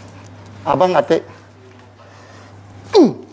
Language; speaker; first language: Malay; non-native, local second language; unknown